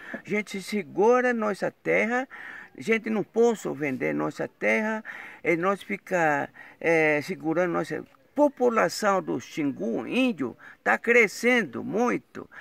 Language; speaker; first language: Portuguese; non-native, local second language; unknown